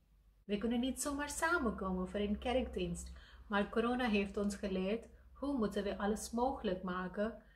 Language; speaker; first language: Dutch; non-native, fluent; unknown